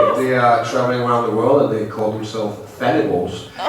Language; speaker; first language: English; non-native, fluent; Danish